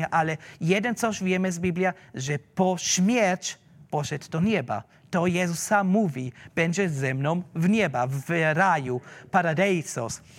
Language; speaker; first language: Polish; non-native, learner; German